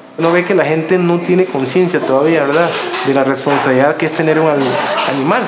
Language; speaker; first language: Spanish; native; Spanish